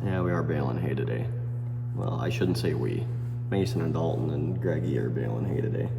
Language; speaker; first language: English; native; English